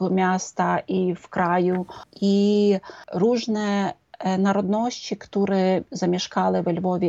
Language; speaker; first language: Polish; non-native, fluent; Ukrainian